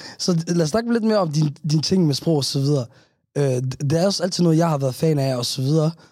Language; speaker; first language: Danish; early bilingual, other home language; Somali